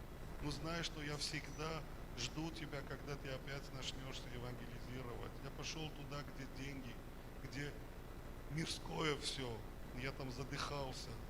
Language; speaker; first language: Russian; non-native, fluent; Armenian